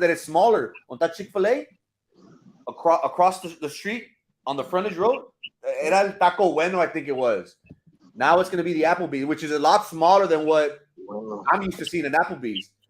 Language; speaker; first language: English; early bilingual, other home language; Spanish